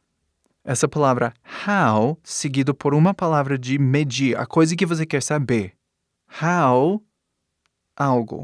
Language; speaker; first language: Portuguese; non-native, fluent; English